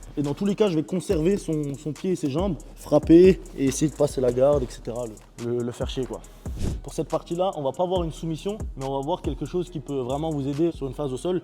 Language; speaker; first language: French; early bilingual, other home language; Chechen